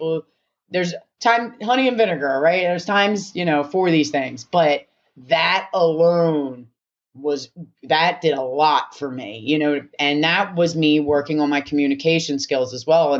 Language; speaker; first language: English; native; English